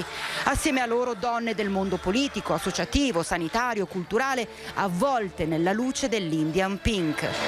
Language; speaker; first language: Italian; native; Italian